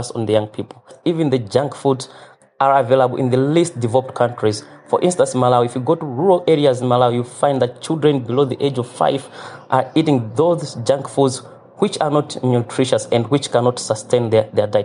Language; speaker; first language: English; non-native, local second language; Nyanja